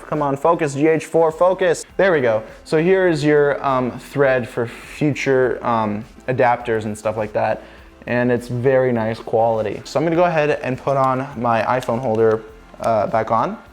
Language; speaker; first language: English; native; English